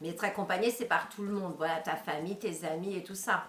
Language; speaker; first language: French; native; French